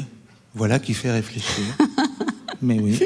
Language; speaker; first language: French; native; French